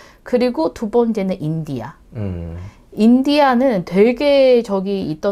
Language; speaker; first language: Korean; non-native, learner; Chinese